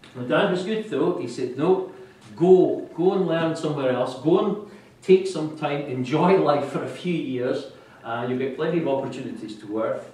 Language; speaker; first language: English; native; English